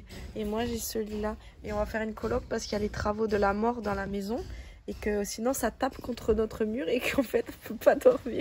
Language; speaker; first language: French; native; French